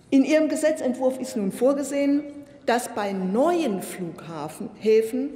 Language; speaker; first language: German; native; German